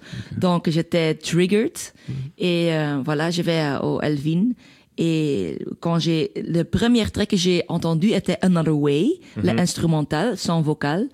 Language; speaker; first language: French; non-native, local second language; Dutch